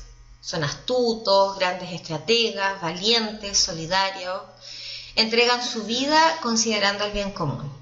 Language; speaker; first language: Spanish; native; Spanish